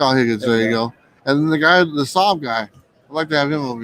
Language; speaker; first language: English; native; English